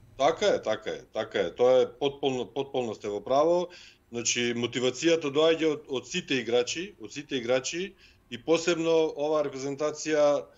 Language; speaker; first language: Macedonian; native; Macedonian